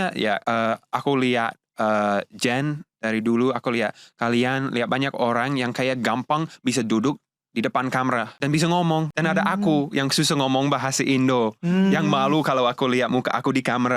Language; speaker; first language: Indonesian; non-native, fluent; English